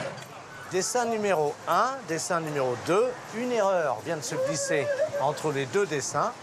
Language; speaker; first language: French; native; French